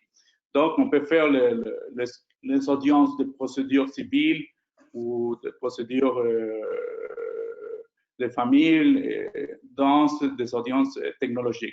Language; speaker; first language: French; non-native, fluent; Spanish